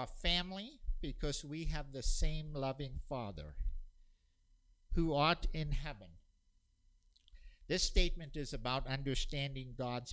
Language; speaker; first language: English; native; English